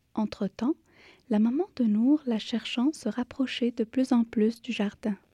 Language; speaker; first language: French; native; French